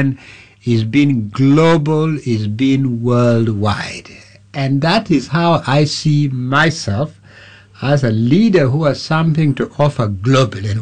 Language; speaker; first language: English; non-native, local second language; Acoli